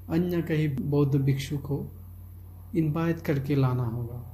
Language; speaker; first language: Hindi; non-native, local second language; Chakma